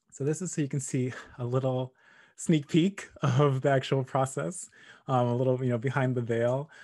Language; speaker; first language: English; native; English